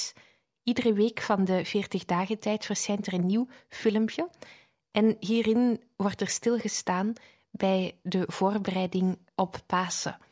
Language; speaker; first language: Dutch; native; Dutch